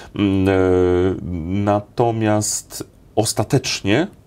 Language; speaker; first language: Polish; native; Polish